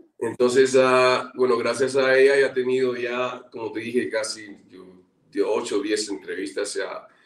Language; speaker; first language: Spanish; native; Spanish